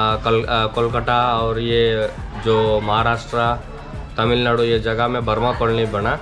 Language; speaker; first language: Hindi; non-native, local second language; Tamil